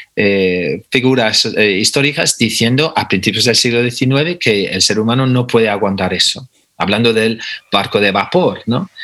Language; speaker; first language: Spanish; non-native, fluent; English